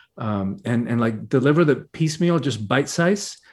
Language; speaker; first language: English; early bilingual, other home language; Spanish